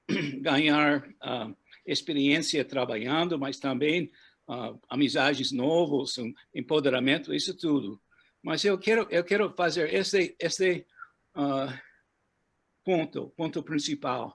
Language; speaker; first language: Portuguese; non-native, fluent; English